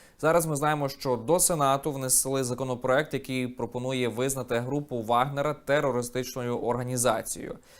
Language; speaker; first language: Ukrainian; native; Ukrainian